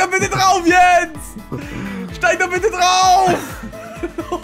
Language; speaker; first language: German; native; German